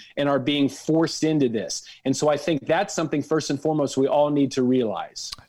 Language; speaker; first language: English; native; English